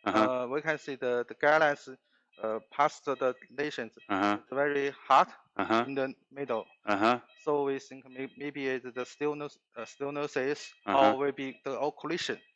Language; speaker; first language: English; non-native, learner; Chinese